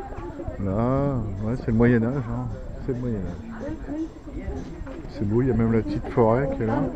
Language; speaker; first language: French; native; French